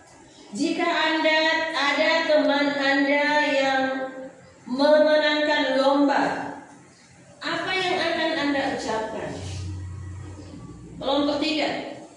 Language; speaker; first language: Indonesian; native; Indonesian